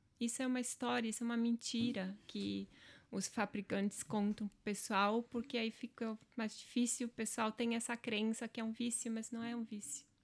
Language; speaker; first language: Portuguese; non-native, local second language; German